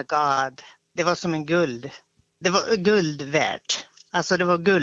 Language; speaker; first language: Swedish; native; Swedish